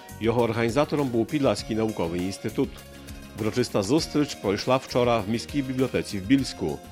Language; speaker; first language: Ukrainian; native; Ukrainian